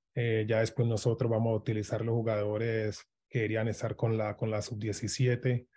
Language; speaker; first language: Spanish; native; Spanish